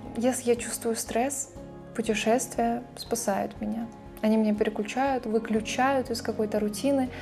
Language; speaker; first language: Russian; native; Russian